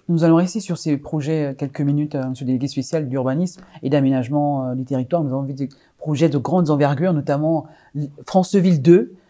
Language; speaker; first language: French; native; French